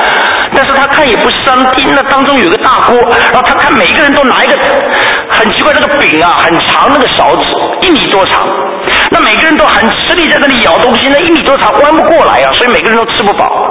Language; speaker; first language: Chinese; native; Chinese